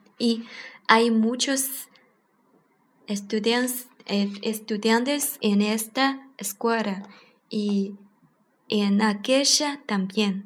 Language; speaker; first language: Spanish; non-native, learner; Chinese